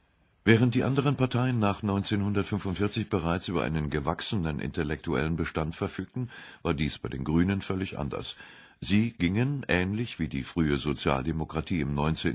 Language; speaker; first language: German; native; German